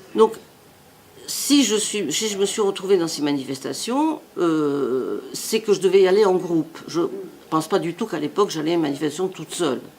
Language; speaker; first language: French; non-native, fluent; Italian